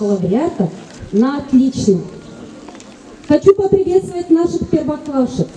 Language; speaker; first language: Russian; non-native, local second language; Gagauz